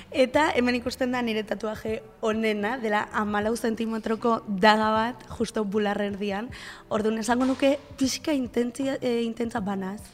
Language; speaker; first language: Basque; non-native, local second language; Spanish